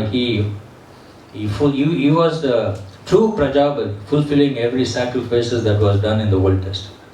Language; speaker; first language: English; non-native, local second language; Tamil